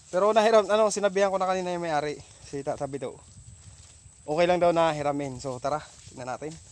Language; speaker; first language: Filipino; non-native, local second language; Bikol